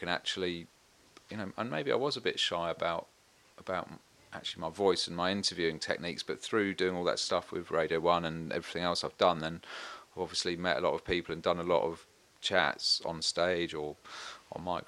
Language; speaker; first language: English; native; English